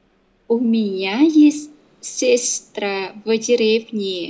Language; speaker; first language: Russian; non-native, learner; Vietnamese